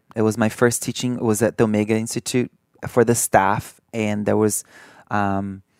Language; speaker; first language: English; early bilingual, other home language; Portuguese